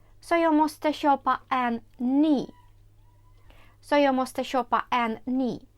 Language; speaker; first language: Swedish; non-native, fluent; Ukrainian